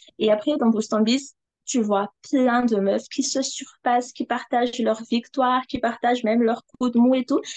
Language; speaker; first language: French; non-native, local second language; Malagasy